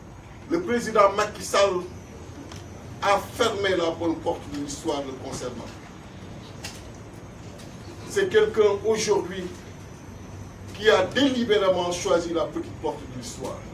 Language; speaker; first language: French; non-native, local second language; Wolof